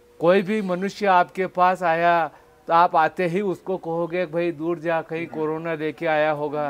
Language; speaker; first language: Hindi; native; Hindi